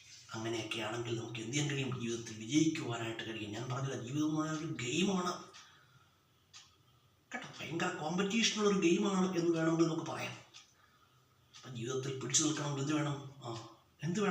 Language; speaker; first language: Malayalam; native; Malayalam